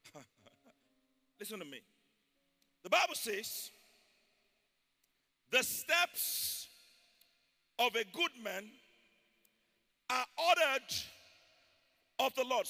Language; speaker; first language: English; non-native, local second language; Yoruba